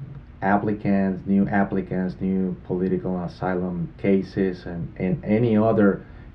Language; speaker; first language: English; non-native, fluent; Spanish